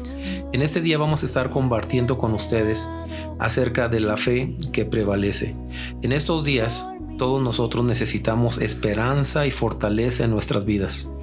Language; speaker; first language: Spanish; native; Spanish